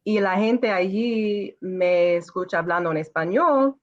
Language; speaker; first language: Spanish; non-native, fluent; English